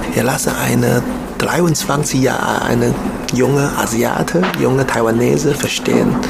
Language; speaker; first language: German; non-native, learner; Chinese